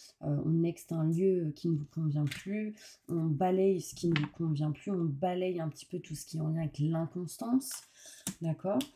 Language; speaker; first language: French; native; French